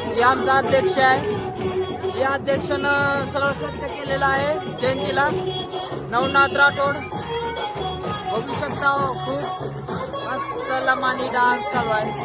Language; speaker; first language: Marathi; non-native, local second language; Lambadi